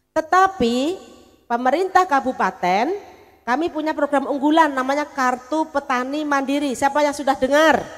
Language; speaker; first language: Indonesian; non-native, local second language; Javanese